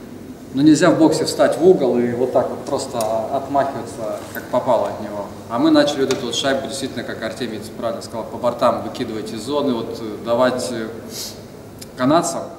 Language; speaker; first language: Russian; native; Russian